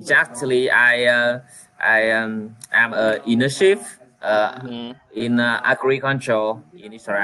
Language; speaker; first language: English; non-native, learner; Vietnamese